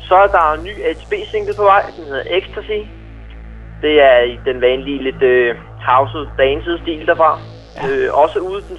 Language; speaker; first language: Danish; native; Danish